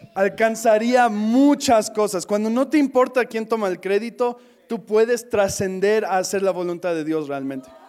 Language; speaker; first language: Spanish; non-native, fluent; English